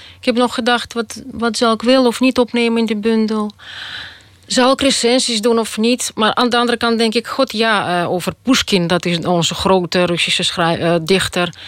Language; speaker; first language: Dutch; non-native, fluent; Russian